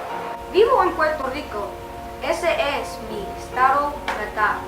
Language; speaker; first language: Spanish; non-native, learner; English